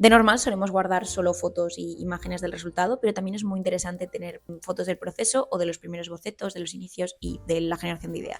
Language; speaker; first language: Spanish; native; Spanish